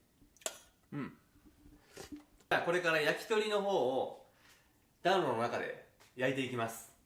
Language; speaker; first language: Japanese; native; Japanese